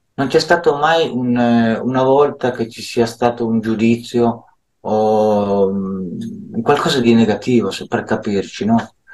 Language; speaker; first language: Italian; native; Italian